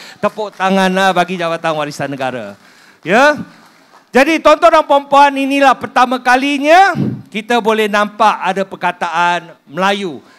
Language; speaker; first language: Malay; non-native, local second language; Min Nan Chinese